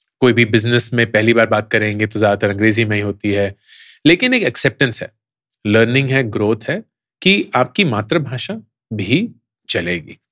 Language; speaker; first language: Hindi; native; Hindi